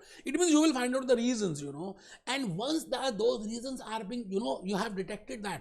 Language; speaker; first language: Hindi; native; Hindi